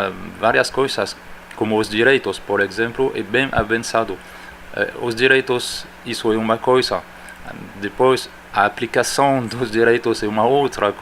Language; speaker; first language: Portuguese; non-native, fluent; French